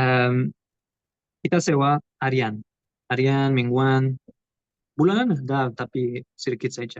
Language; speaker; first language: Indonesian; non-native, learner; Portuguese